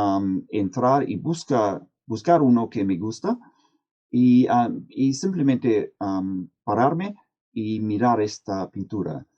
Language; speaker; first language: Spanish; non-native, fluent; English